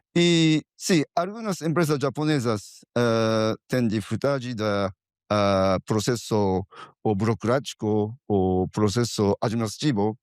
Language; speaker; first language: Portuguese; non-native, fluent; Japanese